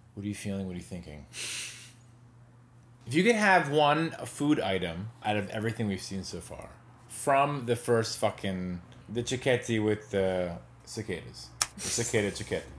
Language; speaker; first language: English; native; English